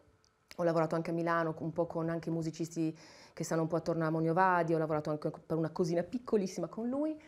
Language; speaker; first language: Italian; native; Italian